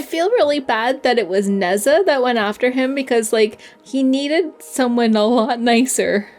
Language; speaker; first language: English; native; English